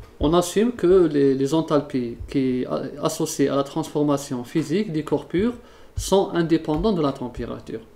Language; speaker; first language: French; non-native, local second language; Arabic